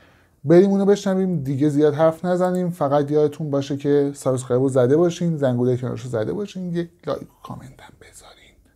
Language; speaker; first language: Persian; native; Persian